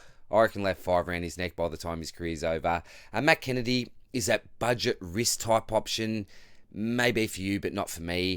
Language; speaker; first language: English; native; English